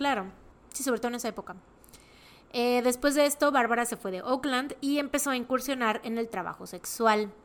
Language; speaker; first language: Spanish; native; Spanish